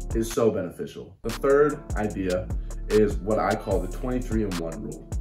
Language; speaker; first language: English; native; English